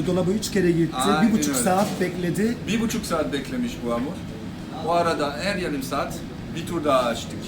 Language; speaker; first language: Turkish; non-native, learner; French